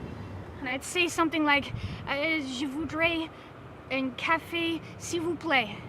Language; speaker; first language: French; non-native, fluent; English